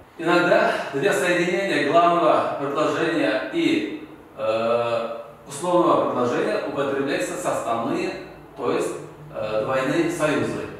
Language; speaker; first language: Russian; non-native, local second language; Uzbek